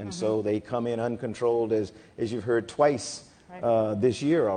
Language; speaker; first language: English; native; English